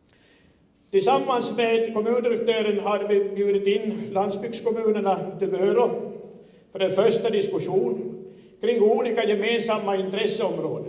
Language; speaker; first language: Swedish; native; Swedish